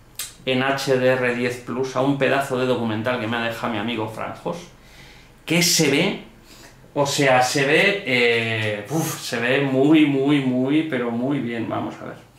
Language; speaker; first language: Spanish; native; Spanish